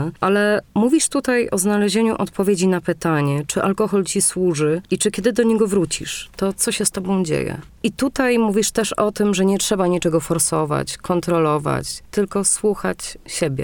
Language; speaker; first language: Polish; native; Polish